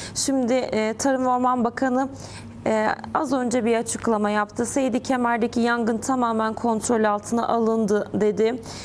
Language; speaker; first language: Turkish; early bilingual, heritage; Turkish